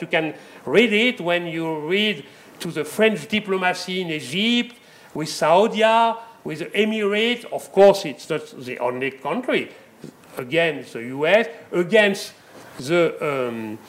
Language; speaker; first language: English; non-native, fluent; French